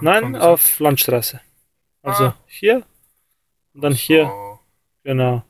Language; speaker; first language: German; native; German